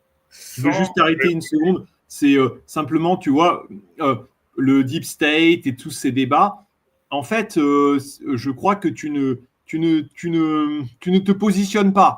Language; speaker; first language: French; native; French